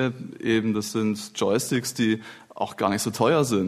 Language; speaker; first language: German; native; German